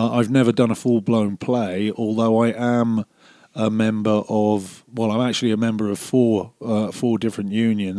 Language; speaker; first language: English; native; English